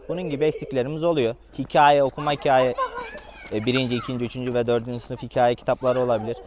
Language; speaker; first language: Turkish; native; Turkish